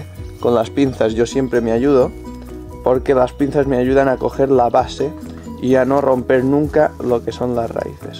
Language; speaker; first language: Spanish; native; Spanish